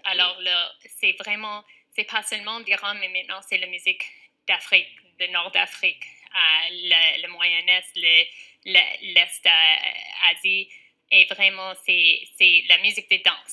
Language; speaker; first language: French; non-native, fluent; English